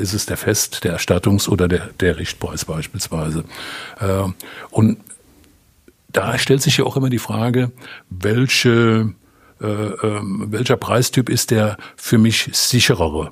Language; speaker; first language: German; native; German